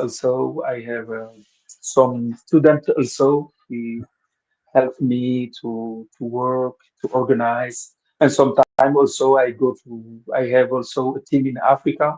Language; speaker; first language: English; non-native, local second language; Wolof